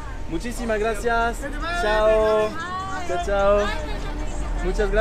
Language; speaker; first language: Spanish; non-native, learner; French